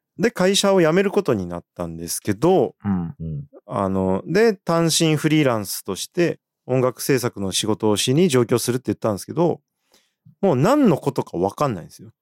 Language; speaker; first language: Japanese; native; Japanese